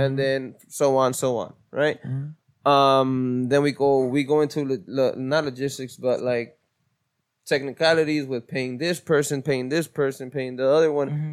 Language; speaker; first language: English; early bilingual, other home language; Spanish